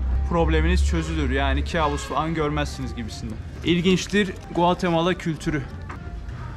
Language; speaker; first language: Turkish; native; Turkish